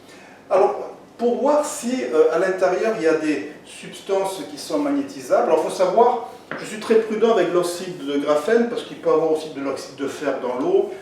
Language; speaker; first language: French; native; French